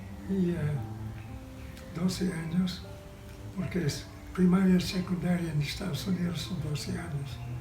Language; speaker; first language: Spanish; non-native, fluent; English